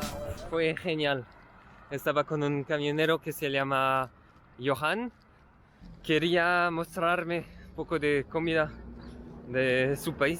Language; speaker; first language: Spanish; non-native, learner; French